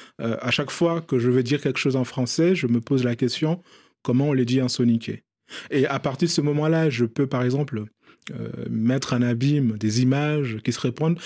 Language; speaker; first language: French; non-native, local second language; Bambara